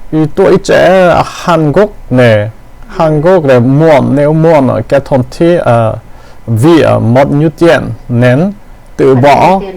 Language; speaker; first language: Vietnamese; non-native, learner; Korean